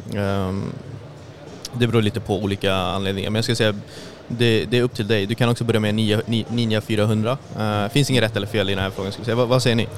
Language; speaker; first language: Swedish; early bilingual, other home language; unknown